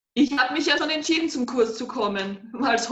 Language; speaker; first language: German; native; German